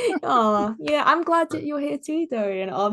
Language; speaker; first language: English; native; English